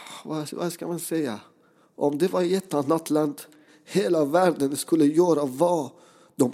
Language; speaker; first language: Swedish; non-native, fluent; Persian